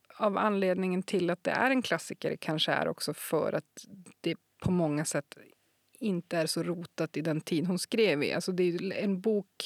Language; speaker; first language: Swedish; native; Swedish